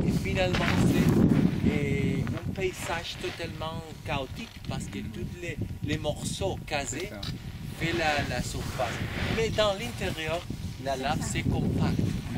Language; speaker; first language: French; non-native, learner; Spanish